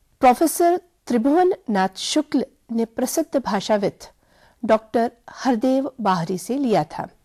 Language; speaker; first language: Hindi; native; Hindi